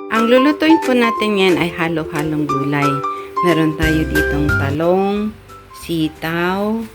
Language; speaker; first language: Filipino; non-native, local second language; Bikol